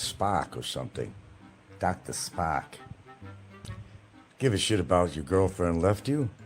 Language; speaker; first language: English; native; English